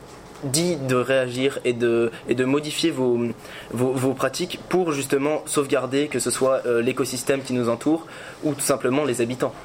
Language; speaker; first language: French; native; French